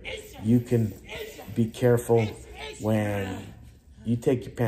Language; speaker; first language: English; native; English